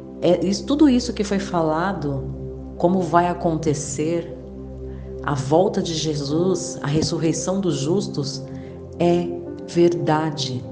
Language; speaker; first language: Portuguese; native; Portuguese